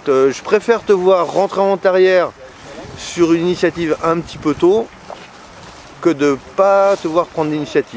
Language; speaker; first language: French; native; French